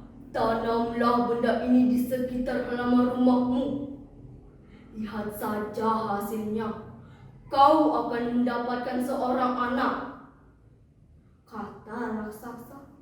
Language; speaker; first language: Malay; non-native, local second language; Balinese